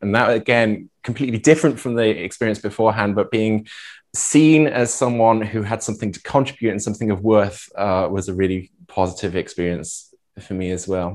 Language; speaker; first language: English; native; English